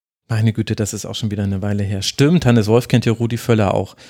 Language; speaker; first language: German; native; German